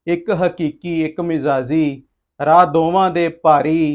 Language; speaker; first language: Hindi; non-native, local second language; Punjabi